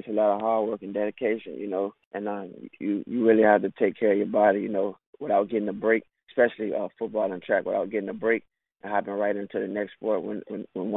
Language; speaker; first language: English; native; English